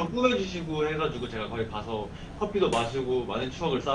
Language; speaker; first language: Korean; native; Korean